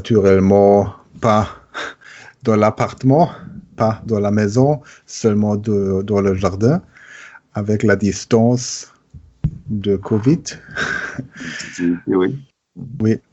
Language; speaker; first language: French; non-native, learner; German